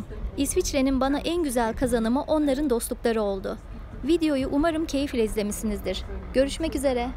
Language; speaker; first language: Turkish; native; Turkish